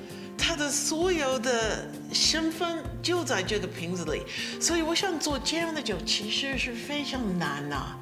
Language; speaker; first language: Chinese; non-native, fluent; English